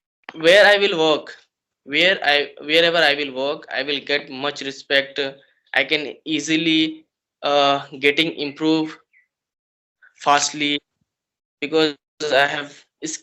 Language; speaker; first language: English; non-native, learner; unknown